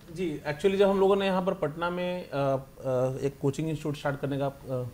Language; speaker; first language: Hindi; native; Hindi